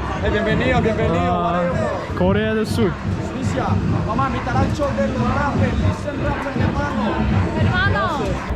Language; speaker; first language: Spanish; non-native, learner; Turkish